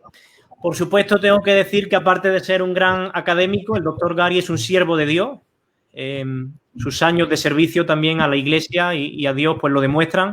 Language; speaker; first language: Spanish; native; Spanish